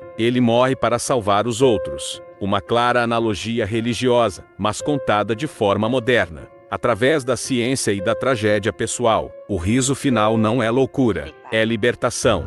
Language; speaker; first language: Portuguese; native; Portuguese